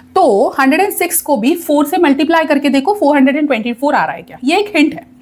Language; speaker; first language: Hindi; non-native, local second language; Marathi